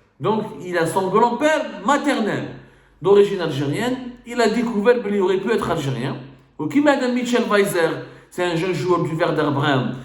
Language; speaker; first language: French; non-native, local second language; Arabic